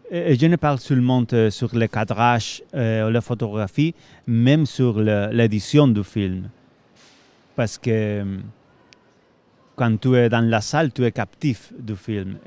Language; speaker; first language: French; non-native, fluent; Spanish